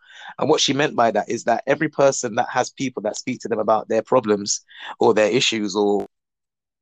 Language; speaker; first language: English; native; English